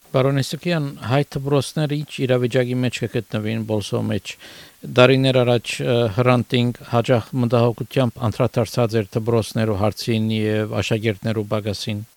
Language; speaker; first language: Armenian; early bilingual, heritage; Armenian